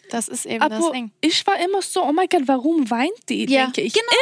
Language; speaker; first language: German; non-native, learner; Swedish